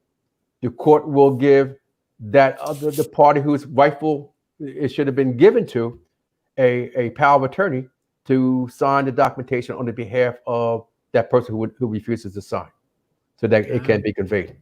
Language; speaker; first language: English; native; English